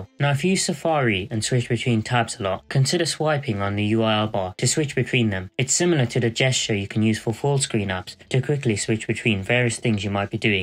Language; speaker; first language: English; native; English